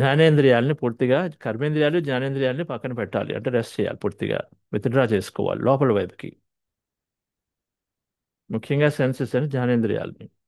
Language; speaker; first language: Telugu; native; Telugu